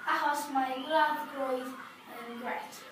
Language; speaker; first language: Welsh; non-native, learner; English